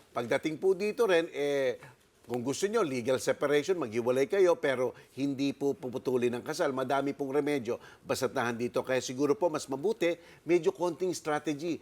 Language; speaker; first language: Filipino; native; Filipino